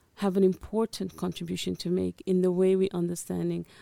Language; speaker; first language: English; early bilingual, other home language; Portuguese